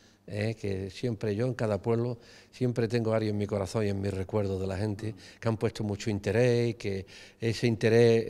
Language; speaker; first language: Spanish; native; Spanish